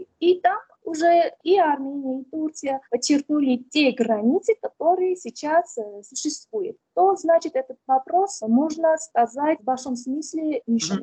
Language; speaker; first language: Russian; non-native, fluent; Armenian